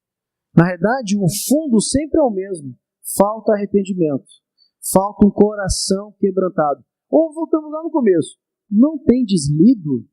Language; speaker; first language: Portuguese; native; Portuguese